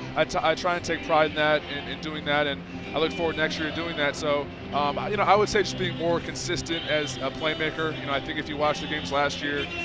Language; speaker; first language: English; native; English